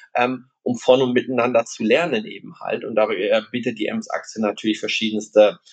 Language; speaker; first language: German; non-native, local second language; Low German